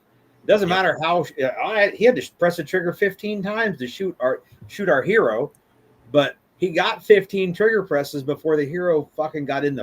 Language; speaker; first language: English; native; English